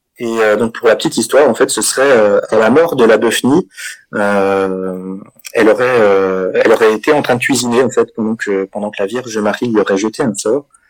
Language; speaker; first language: French; native; French